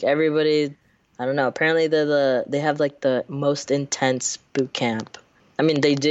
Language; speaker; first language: English; native; English